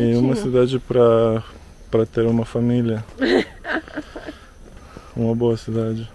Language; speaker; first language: Portuguese; non-native, learner; Russian